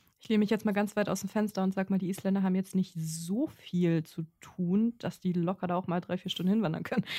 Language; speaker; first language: German; native; German